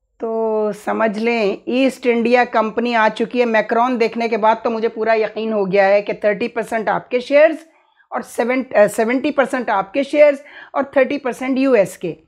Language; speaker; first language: Urdu; native; Urdu